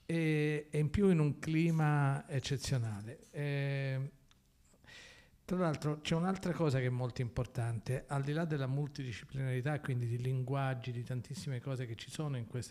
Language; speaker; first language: Italian; native; Italian